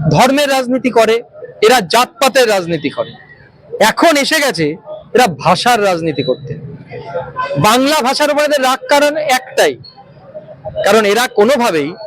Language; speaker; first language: Bangla; native; Bangla